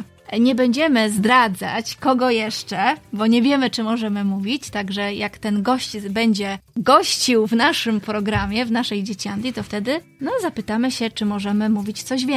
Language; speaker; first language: Polish; native; Polish